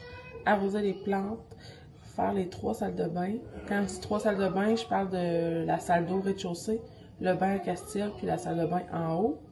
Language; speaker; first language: French; native; French